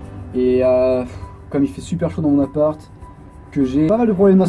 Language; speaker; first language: French; native; French